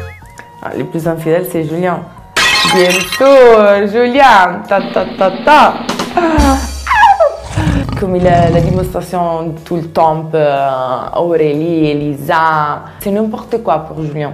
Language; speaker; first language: French; non-native, learner; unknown